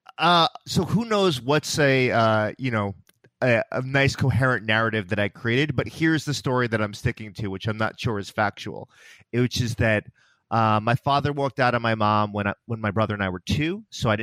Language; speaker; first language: English; native; English